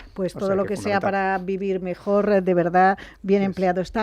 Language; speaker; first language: Spanish; native; Spanish